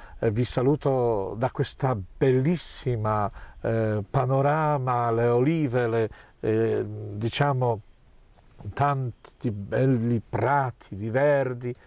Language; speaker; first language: Italian; non-native, fluent; Polish